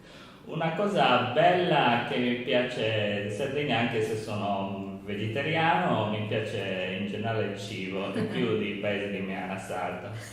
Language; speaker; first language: Italian; non-native, learner; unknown